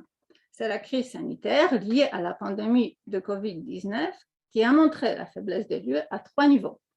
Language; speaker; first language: French; non-native, fluent; Polish